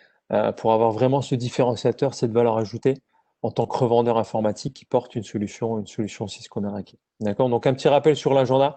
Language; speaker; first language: French; native; French